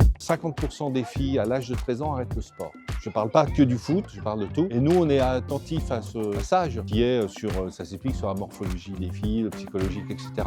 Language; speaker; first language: French; native; French